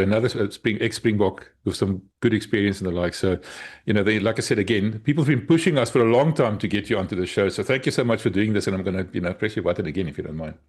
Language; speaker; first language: English; non-native, local second language; Afrikaans